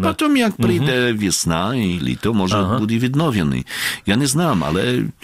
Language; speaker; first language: Ukrainian; non-native, fluent; Polish